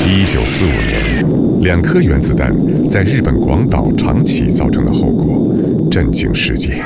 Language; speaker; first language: Chinese; native; Chinese